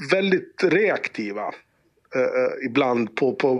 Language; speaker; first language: Swedish; early bilingual, other home language; Bosnian